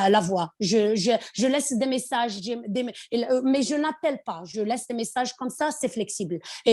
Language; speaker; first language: French; non-native, local second language; Arabic